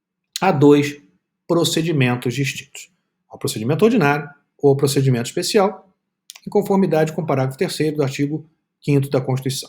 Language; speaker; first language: Portuguese; native; Portuguese